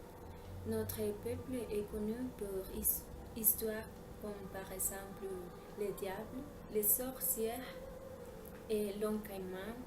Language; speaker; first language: French; non-native, learner; Spanish